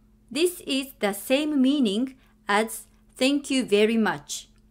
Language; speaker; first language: English; non-native, fluent; Japanese